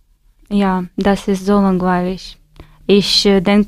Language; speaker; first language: German; non-native, learner; Ukrainian